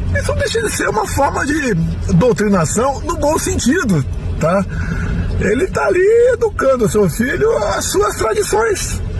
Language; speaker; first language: Portuguese; native; Portuguese